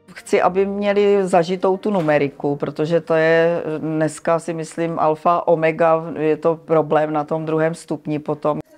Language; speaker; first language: Czech; native; Czech